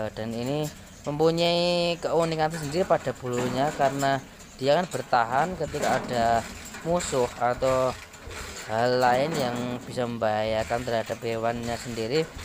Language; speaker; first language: Indonesian; non-native, local second language; Javanese